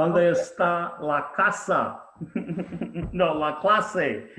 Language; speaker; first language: Spanish; non-native, learner; English